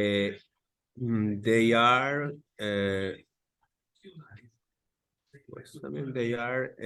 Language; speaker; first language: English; non-native, learner; Spanish